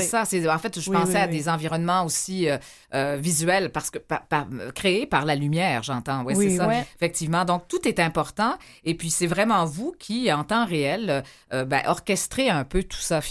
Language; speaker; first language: French; native; French